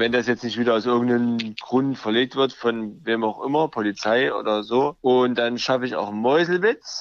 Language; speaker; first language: German; native; German